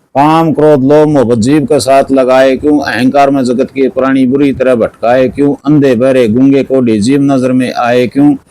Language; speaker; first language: Hindi; native; Hindi